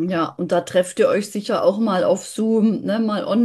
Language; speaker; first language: German; native; German